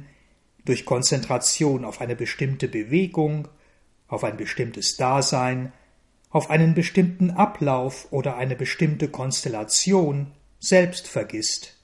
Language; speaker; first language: German; native; German